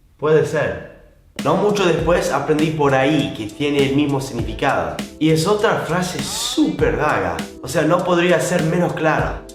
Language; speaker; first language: Spanish; non-native, fluent; English